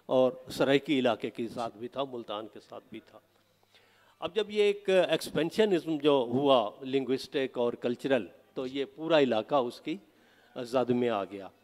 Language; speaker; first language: Urdu; non-native, local second language; Saraiki